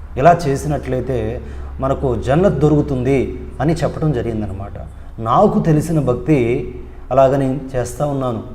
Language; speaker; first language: Telugu; non-native, local second language; Urdu